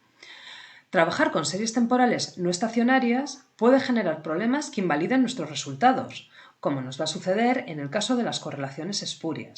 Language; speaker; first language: Spanish; native; Spanish